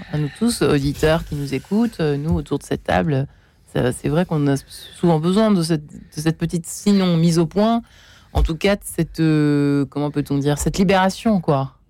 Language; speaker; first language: French; native; French